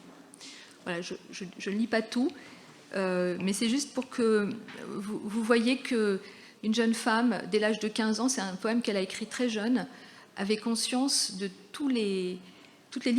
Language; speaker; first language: French; native; French